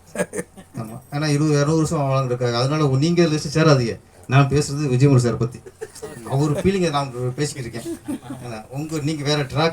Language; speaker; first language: Tamil; native; Tamil